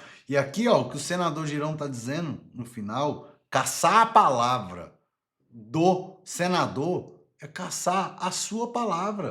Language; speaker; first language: Portuguese; native; Portuguese